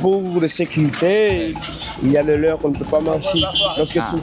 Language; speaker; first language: French; non-native, learner; Haitian Creole